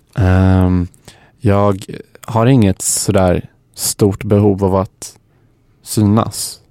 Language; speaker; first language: Swedish; native; Swedish